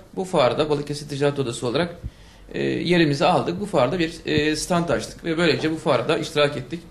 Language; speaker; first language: Turkish; native; Turkish